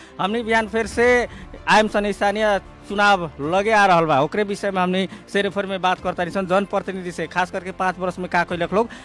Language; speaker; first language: Bhojpuri; native; Bhojpuri